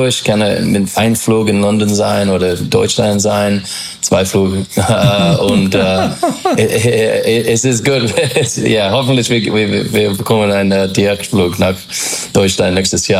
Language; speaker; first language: German; non-native, fluent; English